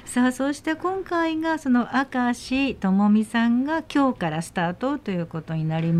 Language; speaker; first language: Japanese; native; Japanese